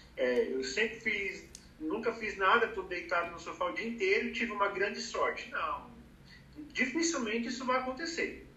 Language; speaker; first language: Portuguese; native; Portuguese